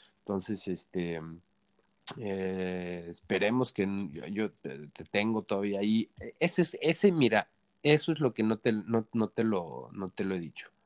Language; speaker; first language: Spanish; native; Spanish